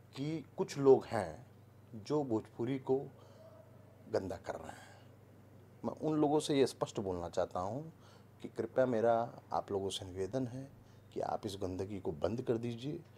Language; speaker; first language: Hindi; native; Hindi